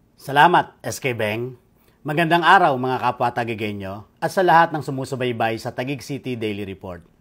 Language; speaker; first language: Filipino; native; Filipino